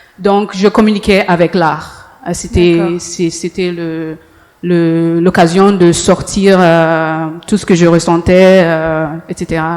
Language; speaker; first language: French; early bilingual, heritage; English